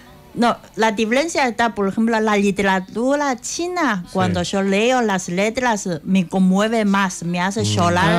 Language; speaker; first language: Spanish; non-native, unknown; Chinese